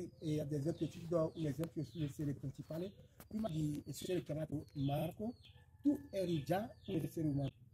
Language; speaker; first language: Italian; non-native, fluent; Ewe